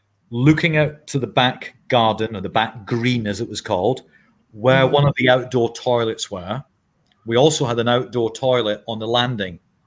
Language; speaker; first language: English; native; English